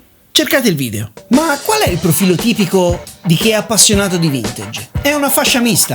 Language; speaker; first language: Italian; native; Italian